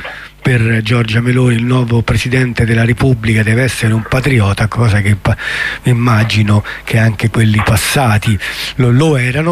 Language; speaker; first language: Italian; native; Italian